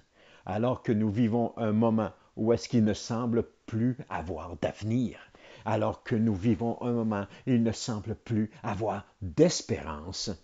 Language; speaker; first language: French; native; French